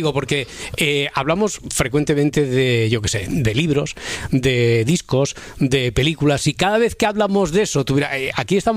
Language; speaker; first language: Spanish; native; Spanish